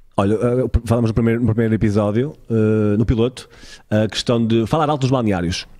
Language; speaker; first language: Portuguese; native; Portuguese